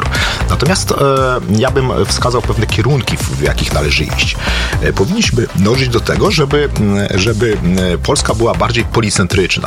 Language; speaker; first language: Polish; native; Polish